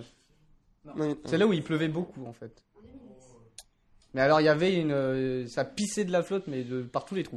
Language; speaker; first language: French; native; French